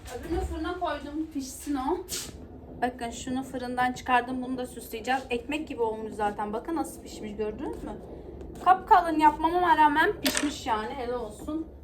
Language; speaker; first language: Turkish; non-native, local second language; Arabic